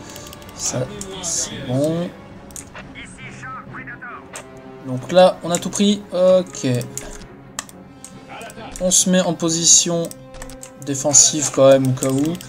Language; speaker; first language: French; native; French